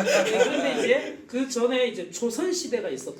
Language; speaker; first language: Korean; native; Korean